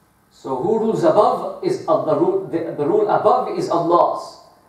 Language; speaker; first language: English; early bilingual, other home language; Urdu